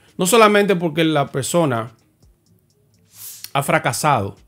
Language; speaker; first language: Spanish; native; Spanish